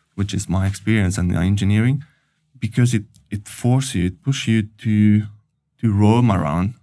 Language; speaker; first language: English; non-native, fluent; Italian